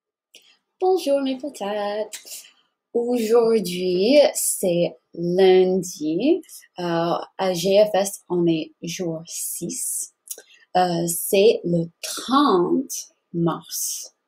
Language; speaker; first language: French; non-native, fluent; English